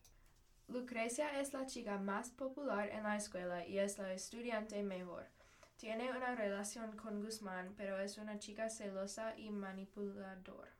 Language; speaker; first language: Spanish; non-native, learner; English